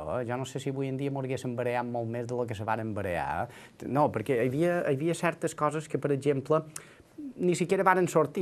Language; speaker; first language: Catalan; native; Catalan